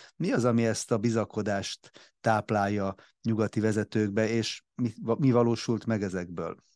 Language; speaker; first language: Hungarian; native; Hungarian